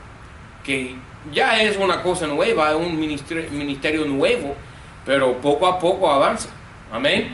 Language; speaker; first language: Spanish; non-native, fluent; English